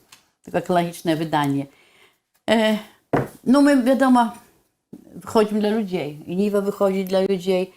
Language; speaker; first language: Polish; non-native, local second language; Belarusian